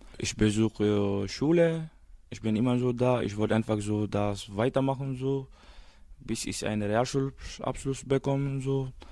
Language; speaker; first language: German; non-native, learner; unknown